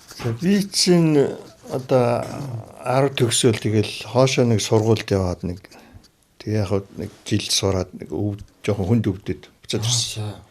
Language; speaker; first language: Mongolian; native; Mongolian